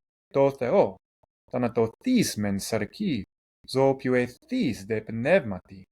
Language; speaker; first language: Greek; non-native, learner; English